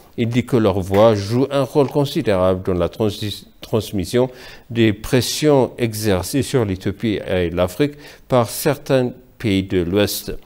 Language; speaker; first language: French; non-native, fluent; Amharic